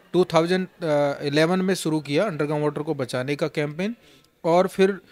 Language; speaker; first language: Hindi; native; Hindi